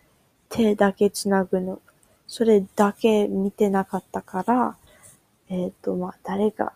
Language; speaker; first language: Japanese; non-native, learner; English